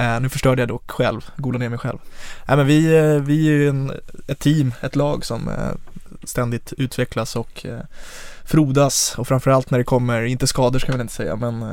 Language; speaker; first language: Swedish; native; Swedish